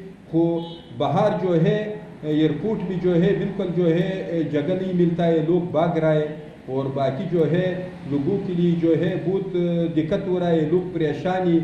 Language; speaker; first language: Hindi; non-native, learner; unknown